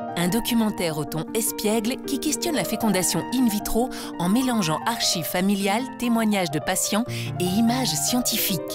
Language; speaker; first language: French; native; French